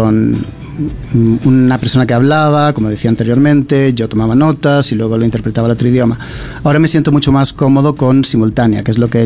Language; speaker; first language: Spanish; early bilingual, other home language; English